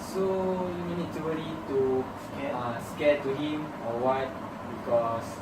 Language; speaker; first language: English; non-native, learner; Malay